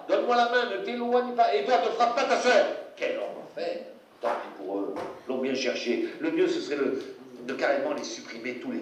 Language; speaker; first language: French; native; French